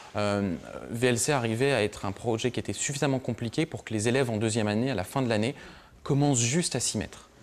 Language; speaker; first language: French; native; French